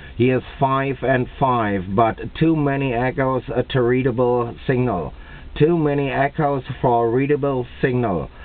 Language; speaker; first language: English; non-native, fluent; German